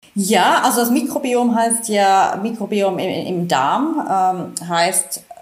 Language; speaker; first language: German; non-native, fluent; Finnish